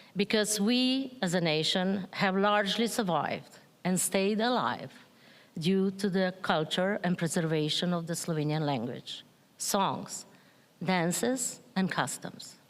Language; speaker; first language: English; non-native, fluent; Slovenian